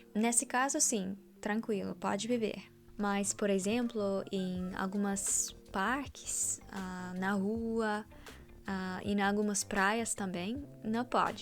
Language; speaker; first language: Portuguese; non-native, fluent; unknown